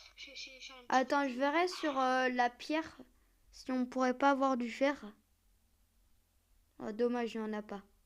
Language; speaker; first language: French; native; French